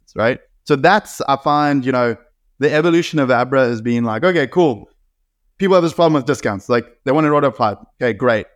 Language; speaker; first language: English; native; English